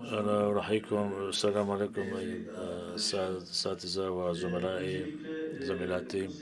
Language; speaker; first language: Arabic; non-native, fluent; Turkish